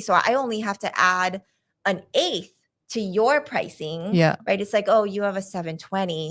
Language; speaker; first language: English; native; English